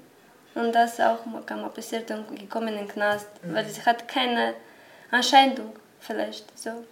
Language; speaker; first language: German; non-native, learner; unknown